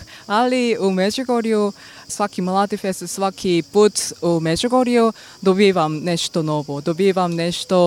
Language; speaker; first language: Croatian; non-native, learner; Korean